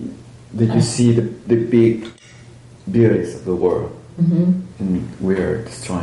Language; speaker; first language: English; non-native, learner; Spanish